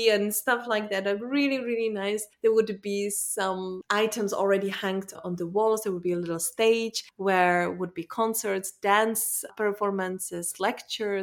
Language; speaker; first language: English; non-native, fluent; Czech